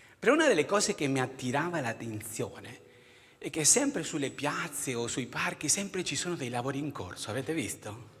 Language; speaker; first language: Italian; non-native, fluent; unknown